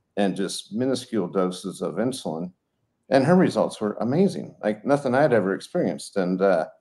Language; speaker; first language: English; native; English